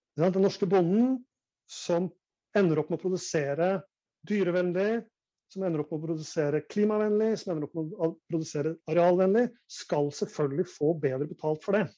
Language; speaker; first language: Norwegian; native; Norwegian